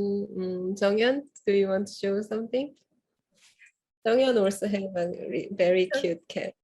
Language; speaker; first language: English; non-native, fluent; Korean